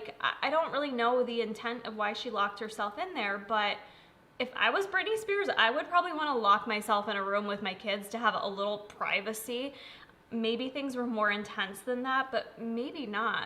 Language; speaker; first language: English; native; English